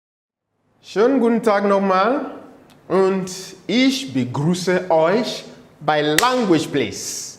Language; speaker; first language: German; non-native, fluent; English